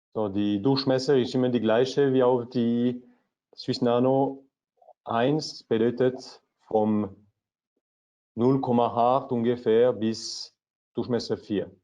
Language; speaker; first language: German; non-native, learner; French